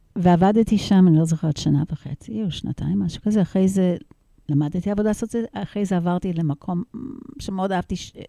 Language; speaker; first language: Hebrew; non-native, fluent; English